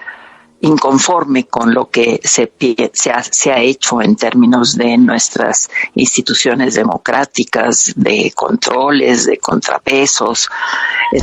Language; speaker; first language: Spanish; native; Spanish